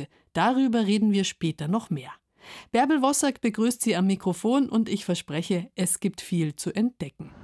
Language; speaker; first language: German; native; German